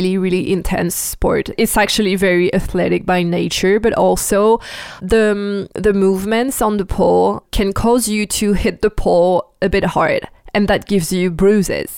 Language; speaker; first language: English; non-native, fluent; French